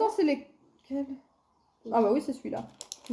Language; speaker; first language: French; native; French